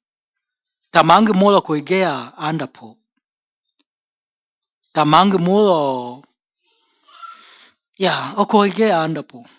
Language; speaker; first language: Danish; non-native, fluent; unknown